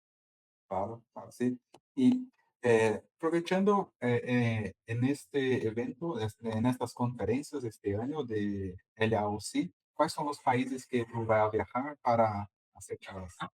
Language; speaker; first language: Spanish; non-native, fluent; Portuguese